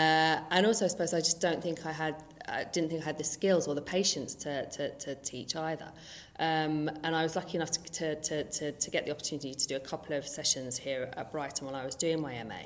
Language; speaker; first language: English; native; English